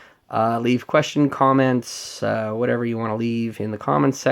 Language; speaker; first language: English; native; English